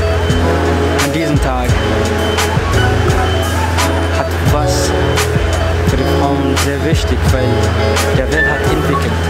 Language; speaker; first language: German; non-native, learner; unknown